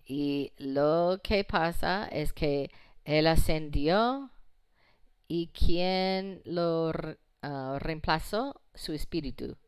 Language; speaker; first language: Spanish; non-native, fluent; English